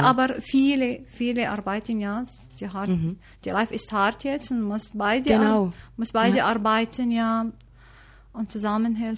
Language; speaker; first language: German; non-native, learner; Arabic